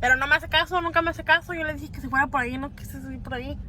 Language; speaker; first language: Spanish; early bilingual, other home language; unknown